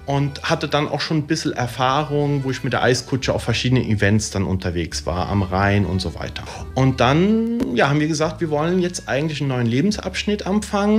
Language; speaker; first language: German; early bilingual, other home language; Italian